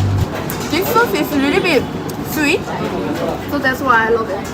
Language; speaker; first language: English; non-native, learner; Korean